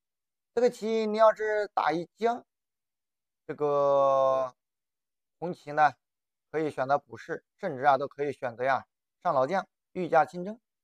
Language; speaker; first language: Chinese; native; Chinese